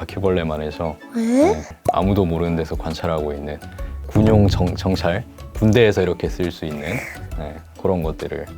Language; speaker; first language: Korean; native; Korean